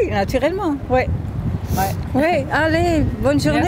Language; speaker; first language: French; non-native, fluent; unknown